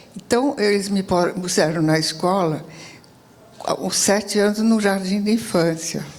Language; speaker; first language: Portuguese; early bilingual, other home language; Italian